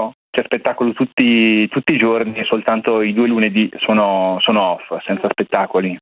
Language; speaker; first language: Italian; native; Italian